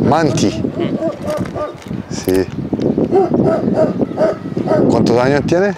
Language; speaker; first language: Spanish; non-native, learner; Portuguese